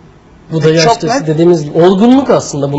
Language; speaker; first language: Turkish; native; Turkish